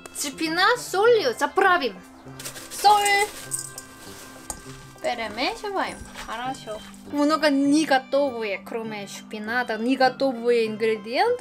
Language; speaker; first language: Russian; non-native, fluent; Korean